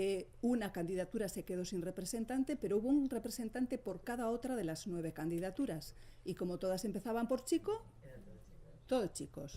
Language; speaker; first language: Spanish; native; Spanish